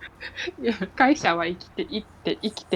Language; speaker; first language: Japanese; non-native, fluent; Malay